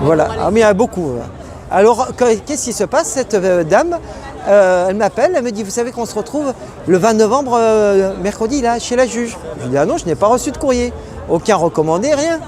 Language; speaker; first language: French; native; French